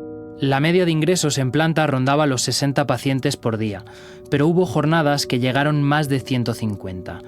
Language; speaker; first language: Spanish; native; Spanish